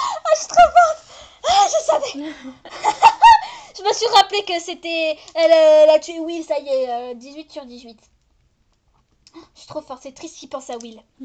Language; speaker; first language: French; native; French